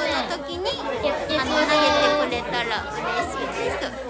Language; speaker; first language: Japanese; native; Japanese